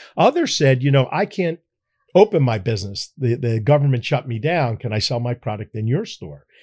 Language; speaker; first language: English; native; English